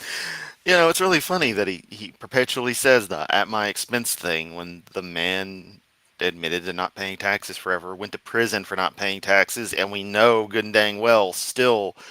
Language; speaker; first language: English; native; English